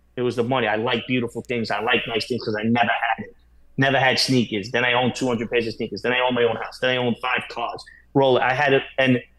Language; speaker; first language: English; native; English